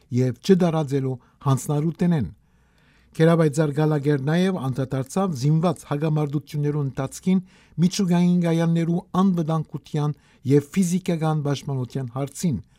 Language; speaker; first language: Armenian; early bilingual, heritage; Armenian